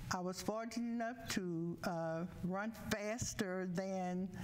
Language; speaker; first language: English; native; English